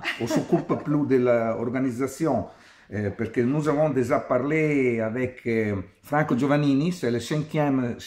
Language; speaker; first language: French; non-native, learner; Italian